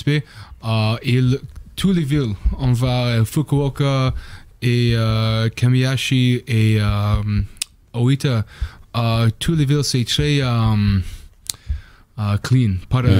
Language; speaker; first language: French; non-native, learner; English